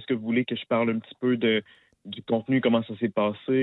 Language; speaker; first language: French; native; French